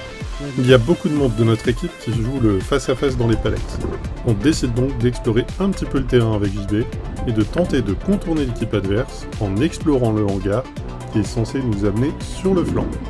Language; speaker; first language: French; native; French